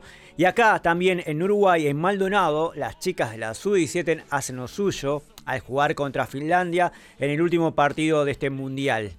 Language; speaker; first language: Spanish; native; Spanish